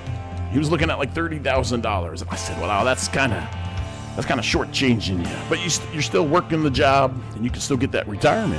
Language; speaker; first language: English; native; English